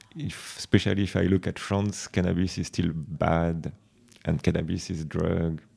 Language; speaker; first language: English; non-native, fluent; French